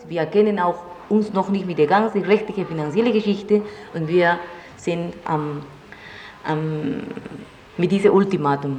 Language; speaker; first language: German; non-native, fluent; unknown